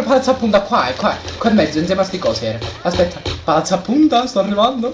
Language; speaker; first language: Italian; native; Italian